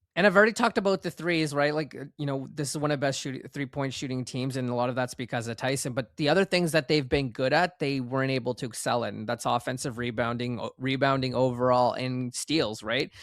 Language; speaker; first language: English; native; English